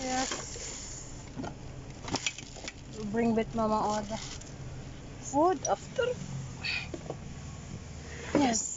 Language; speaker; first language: English; non-native, learner; Filipino